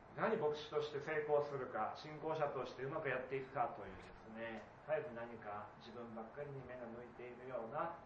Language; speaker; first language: Japanese; native; Japanese